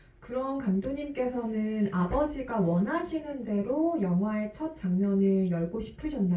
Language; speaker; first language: Korean; native; Korean